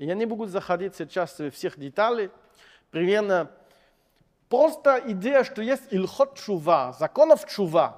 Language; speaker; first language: Russian; non-native, fluent; French